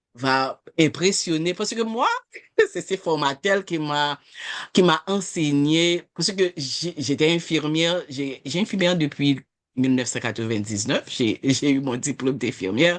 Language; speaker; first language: French; non-native, local second language; Haitian Creole